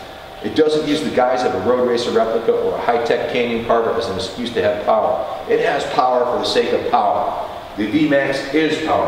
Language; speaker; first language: English; native; English